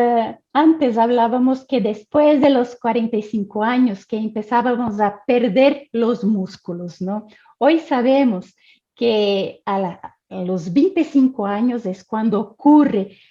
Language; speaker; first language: Spanish; non-native, fluent; Portuguese